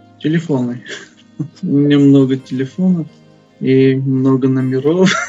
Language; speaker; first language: Russian; non-native, fluent; Armenian